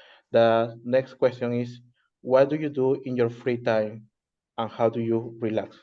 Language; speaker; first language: English; non-native, learner; Spanish